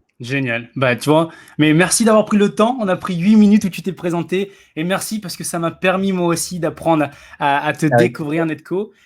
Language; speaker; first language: French; native; French